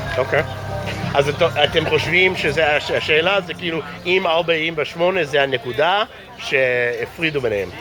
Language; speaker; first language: Hebrew; non-native, fluent; English